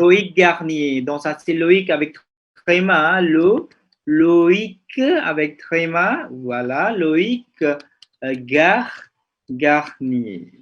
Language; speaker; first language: French; non-native, fluent; Indonesian